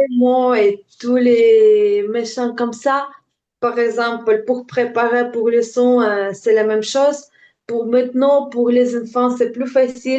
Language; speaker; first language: French; non-native, learner; Ukrainian